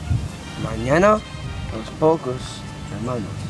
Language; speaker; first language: Spanish; non-native, learner; English